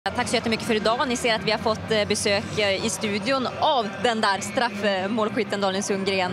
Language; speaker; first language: Swedish; native; Swedish